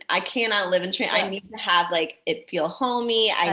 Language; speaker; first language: English; native; English